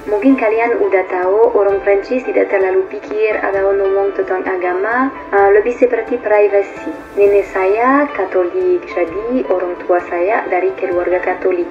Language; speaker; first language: Indonesian; non-native, fluent; French